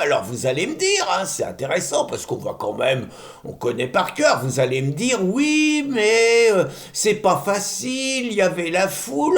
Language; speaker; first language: French; native; French